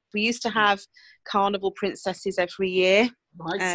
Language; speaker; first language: English; native; English